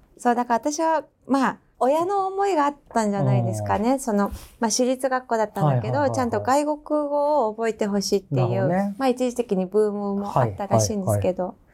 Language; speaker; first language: Japanese; non-native, fluent; Mongolian